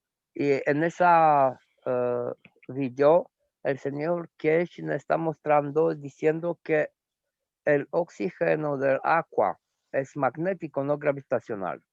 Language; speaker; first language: Spanish; non-native, fluent; Romanian